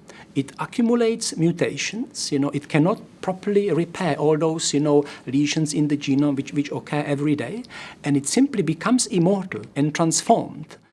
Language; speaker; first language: English; non-native, fluent; Czech